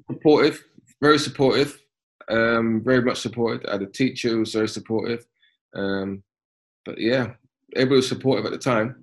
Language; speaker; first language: English; native; English